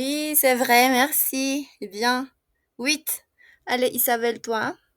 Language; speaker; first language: French; non-native, fluent; Spanish